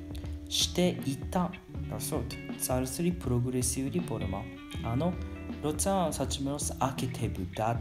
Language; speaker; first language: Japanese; non-native, learner; Georgian